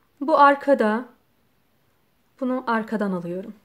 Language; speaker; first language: Turkish; native; Turkish